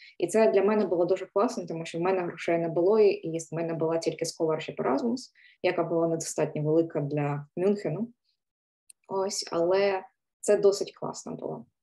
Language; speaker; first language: Ukrainian; native; Ukrainian